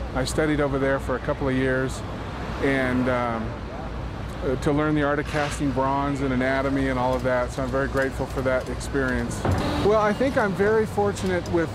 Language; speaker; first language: English; native; English